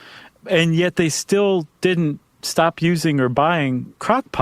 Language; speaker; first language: English; native; English